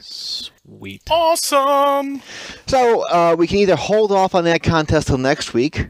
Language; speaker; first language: English; native; English